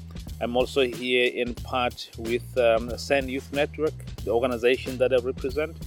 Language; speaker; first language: English; non-native, local second language; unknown